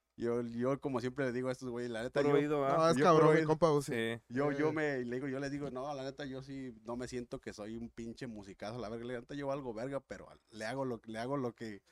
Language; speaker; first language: Spanish; native; Spanish